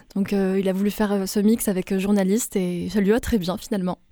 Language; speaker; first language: French; non-native, local second language; Arabic